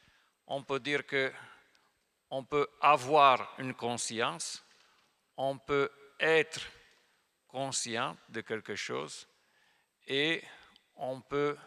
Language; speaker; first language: French; non-native, fluent; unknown